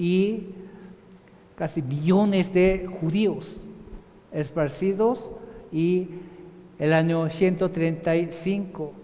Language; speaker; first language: Spanish; non-native, fluent; Korean